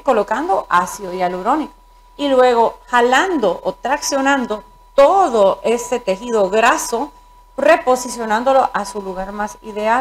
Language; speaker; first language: Spanish; native; Spanish